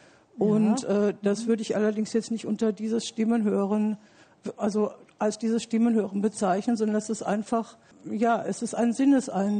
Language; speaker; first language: German; native; German